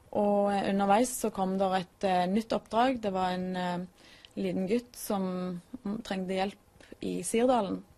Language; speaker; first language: Norwegian; native; Norwegian